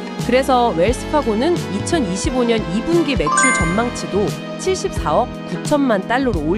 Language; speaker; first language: Korean; native; Korean